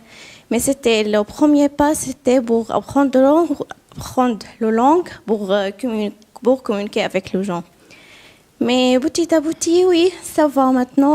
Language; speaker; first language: French; non-native, learner; Arabic